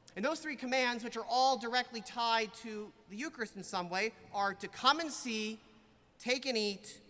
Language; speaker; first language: English; native; English